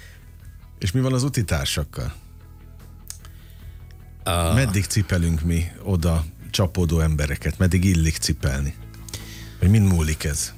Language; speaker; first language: Hungarian; native; Hungarian